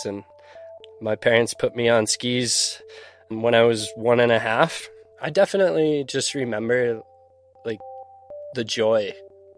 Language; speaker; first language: English; native; English